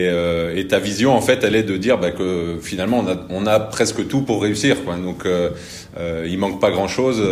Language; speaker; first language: French; native; French